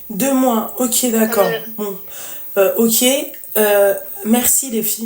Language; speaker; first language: French; native; French